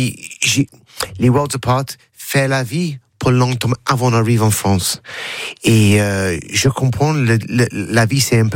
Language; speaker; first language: French; non-native, learner; English